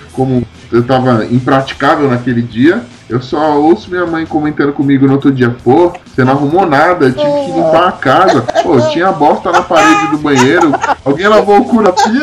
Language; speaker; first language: Portuguese; native; Portuguese